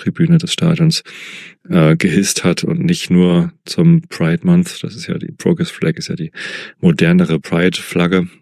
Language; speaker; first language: German; native; German